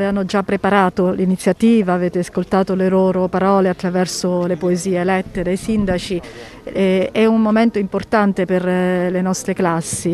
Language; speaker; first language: Italian; native; Italian